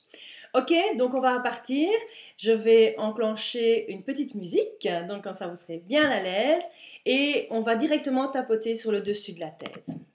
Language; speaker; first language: French; native; French